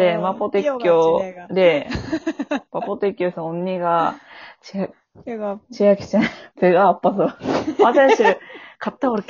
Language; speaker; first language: Korean; non-native, learner; Japanese